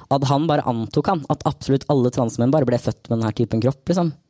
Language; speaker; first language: Norwegian; native; Norwegian